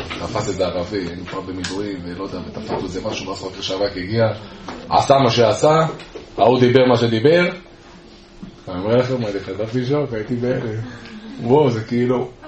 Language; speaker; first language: Hebrew; native; Hebrew